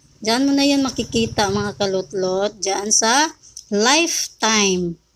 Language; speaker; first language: Filipino; native; Filipino